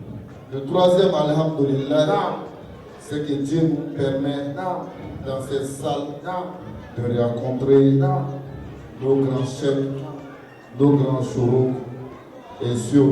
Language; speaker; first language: French; non-native, local second language; Dyula